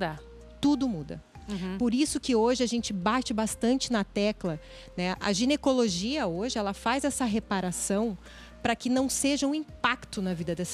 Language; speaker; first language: Portuguese; native; Portuguese